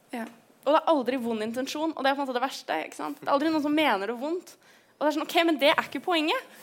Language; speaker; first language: Norwegian; native; Norwegian